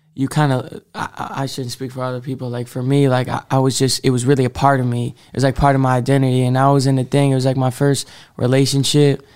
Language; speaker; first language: English; native; English